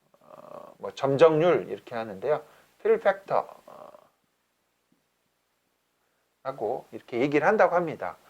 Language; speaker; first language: Korean; native; Korean